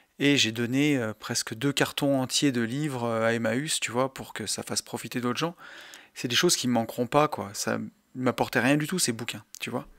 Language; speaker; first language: French; native; French